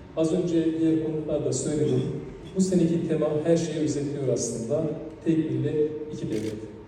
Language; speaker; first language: Turkish; native; Turkish